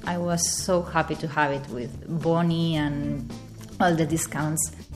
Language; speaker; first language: English; non-native, fluent; Spanish